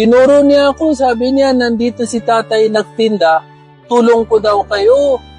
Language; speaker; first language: Filipino; non-native, local second language; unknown